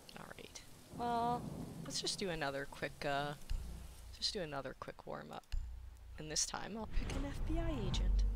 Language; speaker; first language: English; native; English